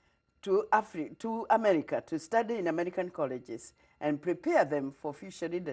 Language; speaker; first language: English; non-native, local second language; Kikuyu